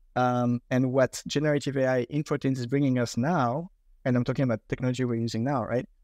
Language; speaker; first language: English; non-native, fluent; French